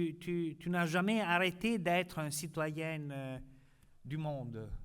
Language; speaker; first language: French; non-native, fluent; Italian